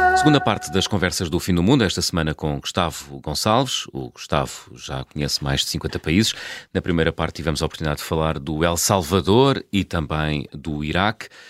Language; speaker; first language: Portuguese; native; Portuguese